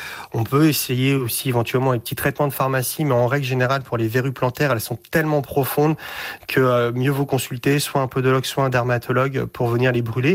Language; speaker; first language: French; native; French